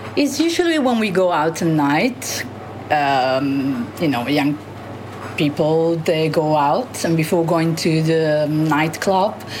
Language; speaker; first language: English; non-native, fluent; Italian